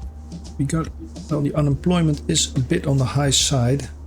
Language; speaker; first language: English; non-native, fluent; Dutch